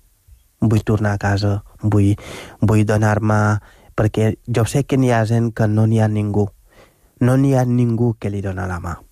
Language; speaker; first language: Catalan; non-native, fluent; Wolof